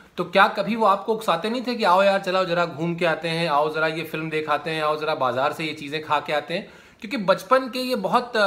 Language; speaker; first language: Hindi; native; Hindi